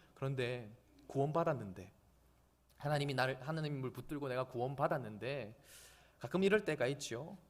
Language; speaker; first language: Korean; native; Korean